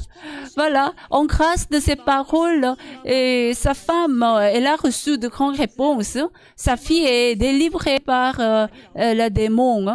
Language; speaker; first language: French; non-native, learner; Korean